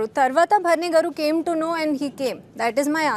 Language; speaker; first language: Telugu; non-native, learner; Hindi